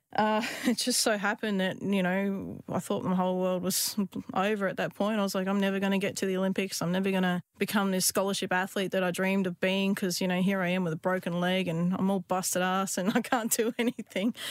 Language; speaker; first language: English; native; English